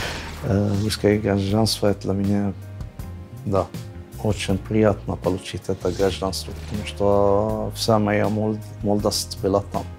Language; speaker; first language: Russian; non-native, fluent; Arabic